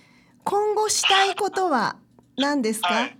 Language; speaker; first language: Japanese; native; Japanese